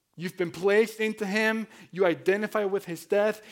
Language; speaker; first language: English; non-native, fluent; Spanish